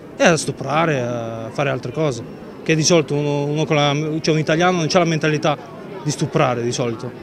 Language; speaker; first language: Italian; non-native, fluent; Bulgarian